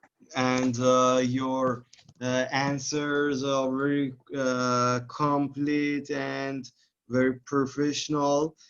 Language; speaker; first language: English; non-native, learner; Persian